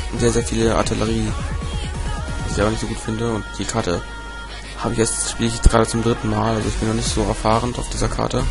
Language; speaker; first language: German; native; German